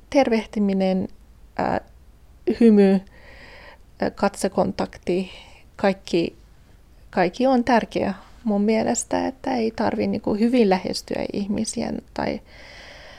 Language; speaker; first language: Finnish; non-native, fluent; Persian